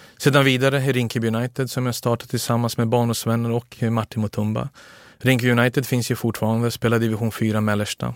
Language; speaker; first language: Swedish; early bilingual, other home language; Serbian